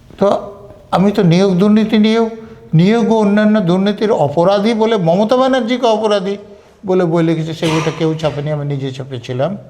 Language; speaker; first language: Bangla; native; Bangla